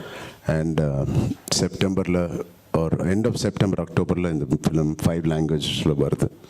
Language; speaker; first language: Tamil; non-native, local second language; Telugu